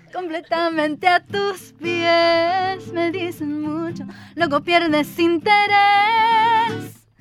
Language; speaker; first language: Spanish; early bilingual, heritage; Spanish